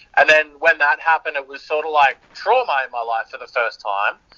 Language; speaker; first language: English; native; English